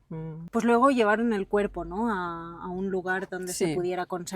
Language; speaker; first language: Spanish; native; Spanish